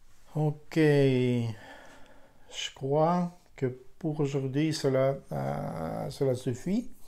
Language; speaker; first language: French; non-native, fluent; Ukrainian